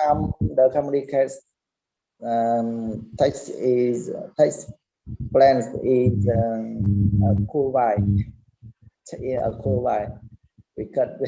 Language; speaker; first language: English; non-native, learner; Khmer